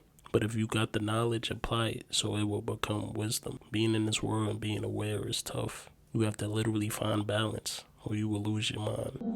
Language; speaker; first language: English; native; English